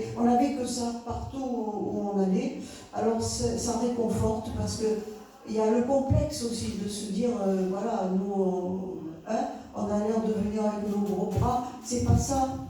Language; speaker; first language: French; native; French